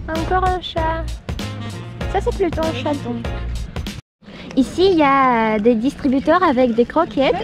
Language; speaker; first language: French; non-native, fluent; Russian